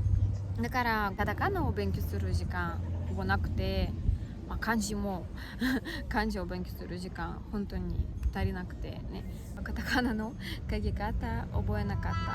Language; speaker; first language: Japanese; non-native, learner; Russian